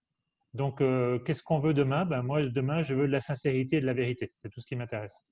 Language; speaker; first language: French; native; French